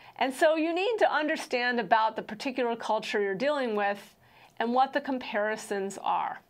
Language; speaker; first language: English; native; English